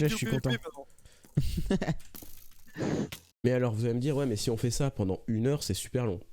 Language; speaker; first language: French; native; French